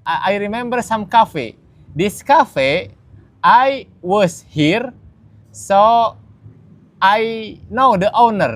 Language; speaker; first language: English; non-native, learner; Indonesian